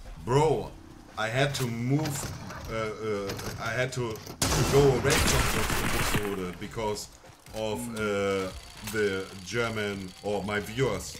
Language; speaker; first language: English; non-native, fluent; German